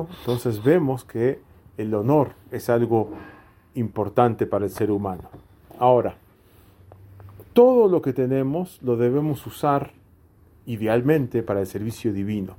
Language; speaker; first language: Spanish; native; Spanish